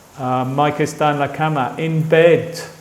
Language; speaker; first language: Spanish; non-native, fluent; English